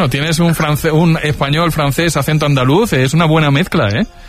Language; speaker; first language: Spanish; native; Spanish